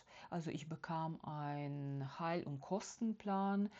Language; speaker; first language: German; non-native, fluent; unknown